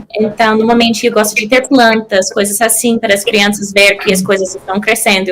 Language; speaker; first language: Portuguese; non-native, fluent; English